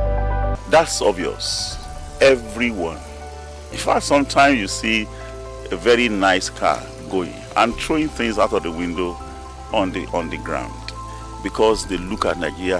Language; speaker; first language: English; non-native, local second language; Yoruba